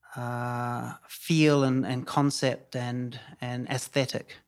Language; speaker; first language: English; native; English